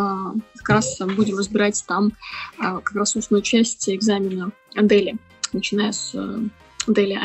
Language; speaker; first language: Russian; native; Russian